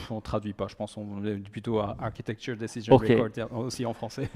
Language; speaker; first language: French; native; French